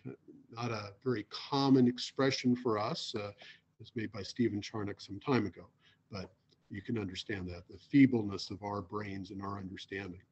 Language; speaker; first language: English; native; English